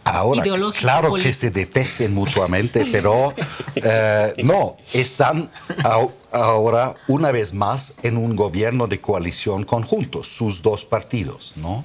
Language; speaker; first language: Spanish; non-native, fluent; German